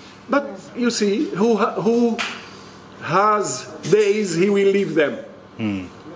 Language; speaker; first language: English; non-native, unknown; Arabic